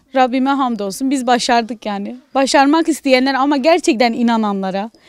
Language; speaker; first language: Turkish; native; Turkish